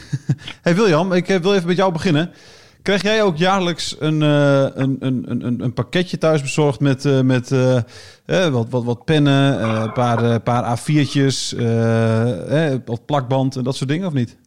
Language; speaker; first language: Dutch; native; Dutch